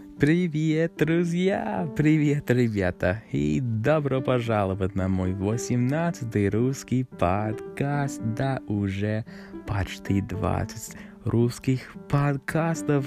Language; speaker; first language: Russian; non-native, learner; English